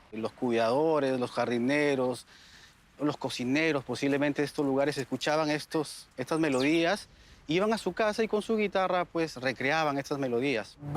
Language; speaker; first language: Spanish; native; Spanish